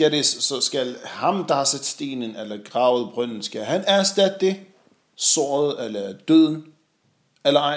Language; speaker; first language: Danish; non-native, fluent; Arabic